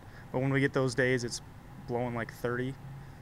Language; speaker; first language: English; native; English